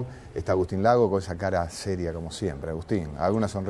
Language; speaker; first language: Spanish; native; Spanish